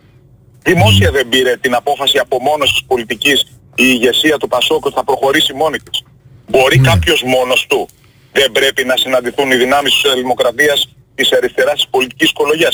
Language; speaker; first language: Greek; native; Greek